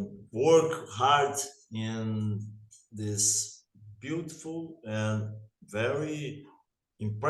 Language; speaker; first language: English; non-native, learner; Portuguese